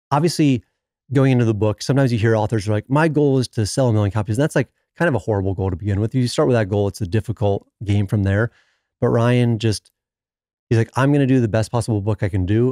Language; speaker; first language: English; native; English